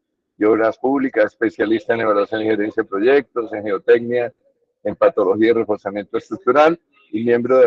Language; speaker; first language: Spanish; native; Spanish